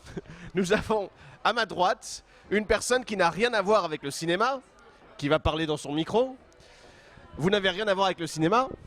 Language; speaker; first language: French; native; French